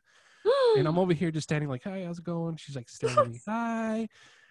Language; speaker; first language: English; native; English